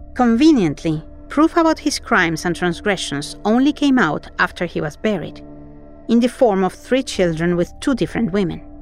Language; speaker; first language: English; non-native, fluent; Spanish